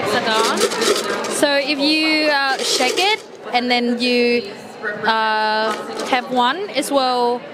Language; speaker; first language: English; non-native, fluent; Vietnamese